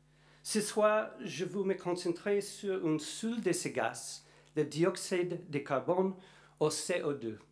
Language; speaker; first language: French; non-native, learner; English